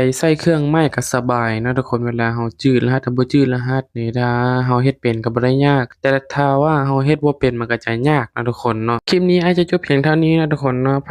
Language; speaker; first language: Thai; non-native, local second language; Northeastern Thai